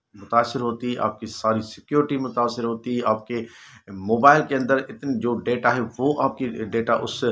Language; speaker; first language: Urdu; non-native, local second language; Sindhi